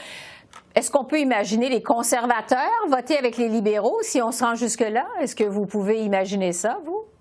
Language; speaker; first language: French; native; French